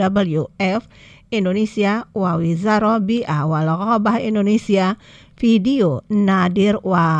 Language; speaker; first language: Arabic; non-native, fluent; Indonesian